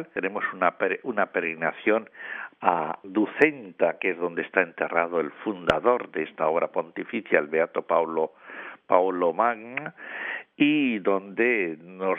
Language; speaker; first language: Spanish; native; Spanish